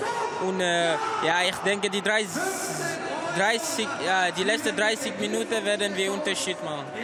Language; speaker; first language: German; non-native, fluent; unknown